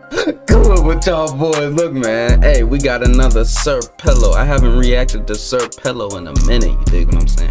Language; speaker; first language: English; native; English